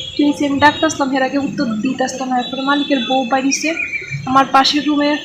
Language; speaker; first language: Bangla; native; Bangla